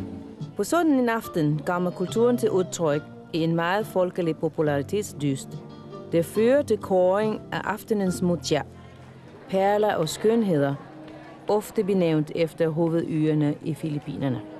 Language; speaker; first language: Danish; non-native, fluent; Filipino